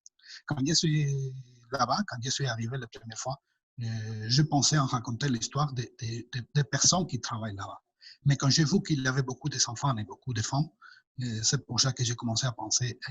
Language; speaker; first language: French; non-native, fluent; Spanish